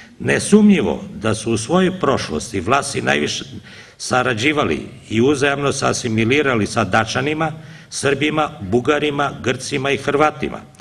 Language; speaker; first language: Serbian; native; Serbian